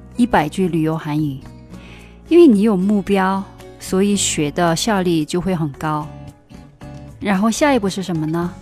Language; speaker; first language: Chinese; non-native, fluent; Korean